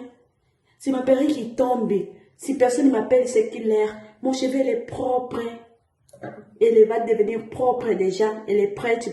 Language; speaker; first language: French; non-native, learner; Portuguese